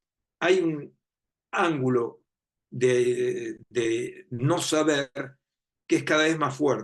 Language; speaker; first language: Spanish; native; Spanish